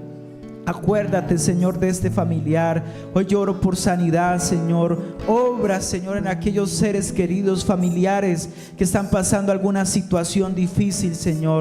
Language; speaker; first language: Spanish; native; Spanish